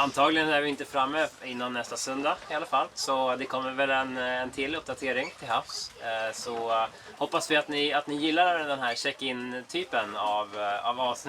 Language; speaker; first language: Swedish; native; Swedish